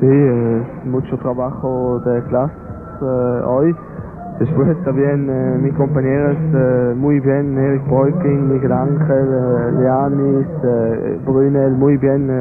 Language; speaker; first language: Spanish; non-native, learner; German